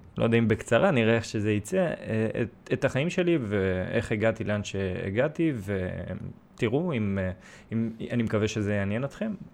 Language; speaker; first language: Hebrew; early bilingual, other home language; Russian